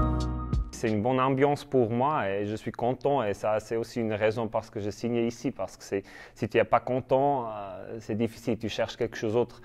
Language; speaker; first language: French; non-native, learner; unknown